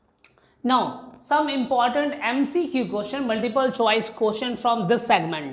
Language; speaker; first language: English; non-native, local second language; Hindi